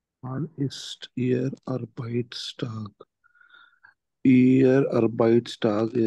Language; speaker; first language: German; non-native, learner; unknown